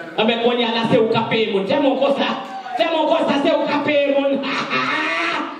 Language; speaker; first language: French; non-native, local second language; Haitian Creole